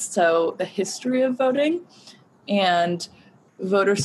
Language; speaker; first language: English; native; English